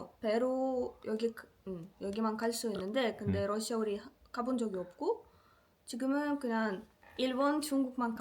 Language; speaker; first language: Korean; non-native, fluent; Russian